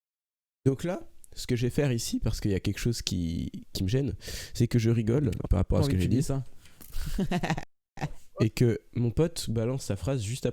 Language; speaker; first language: French; native; French